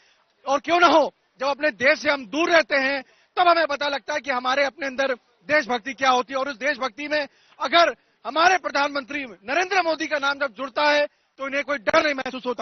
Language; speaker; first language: Hindi; native; Hindi